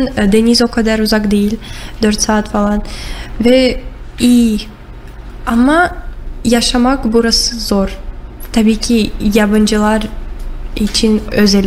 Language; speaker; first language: Turkish; non-native, learner; Russian